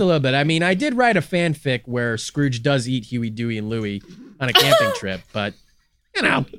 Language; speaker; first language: English; native; English